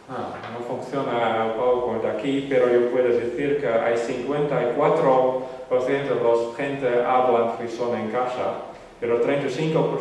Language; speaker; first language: Spanish; non-native, fluent; Western Frisian